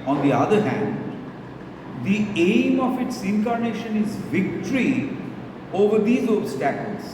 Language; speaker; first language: English; non-native, local second language; Bangla